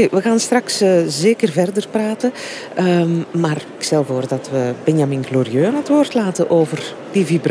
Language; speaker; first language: Dutch; native; Dutch